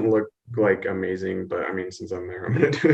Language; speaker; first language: English; native; English